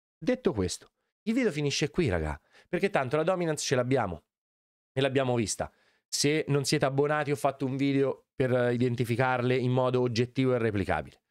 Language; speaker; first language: Italian; native; Italian